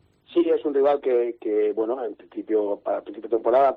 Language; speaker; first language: Spanish; native; Spanish